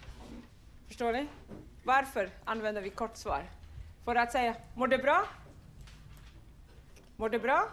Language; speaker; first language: Swedish; non-native, fluent; Arabic